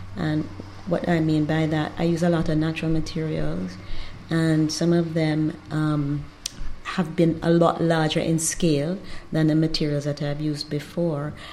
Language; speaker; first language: English; native; English